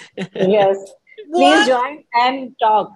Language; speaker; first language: English; non-native, learner; Urdu